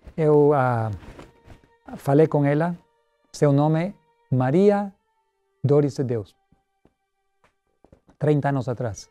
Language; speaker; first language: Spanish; non-native, learner; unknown